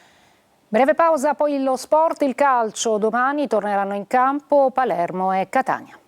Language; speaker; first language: Italian; native; Italian